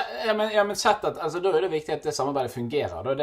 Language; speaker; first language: Norwegian; native; Norwegian